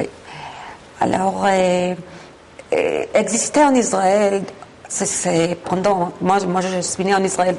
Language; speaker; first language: French; non-native, fluent; Hebrew